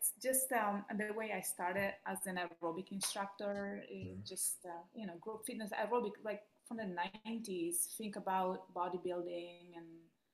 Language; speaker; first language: English; non-native, fluent; Italian